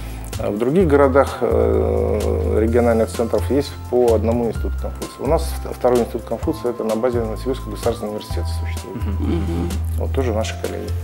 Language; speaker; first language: Russian; native; Russian